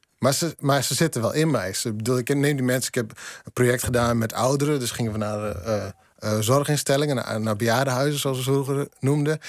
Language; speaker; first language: Dutch; non-native, local second language; Western Frisian